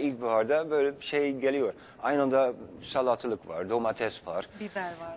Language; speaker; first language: Turkish; non-native, fluent; Dutch